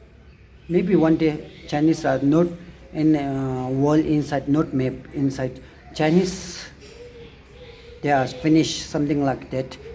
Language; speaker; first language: English; non-native, learner; Tibetan